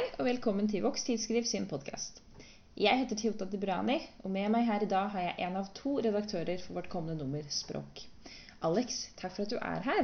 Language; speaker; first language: Norwegian; native; Norwegian